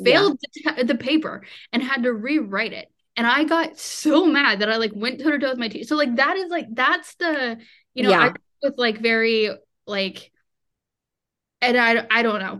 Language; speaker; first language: English; native; English